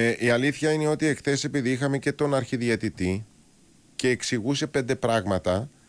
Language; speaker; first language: Greek; native; Greek